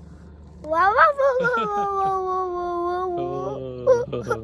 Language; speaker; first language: Japanese; native; Japanese